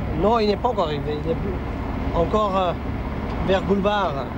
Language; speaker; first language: French; non-native, fluent; Persian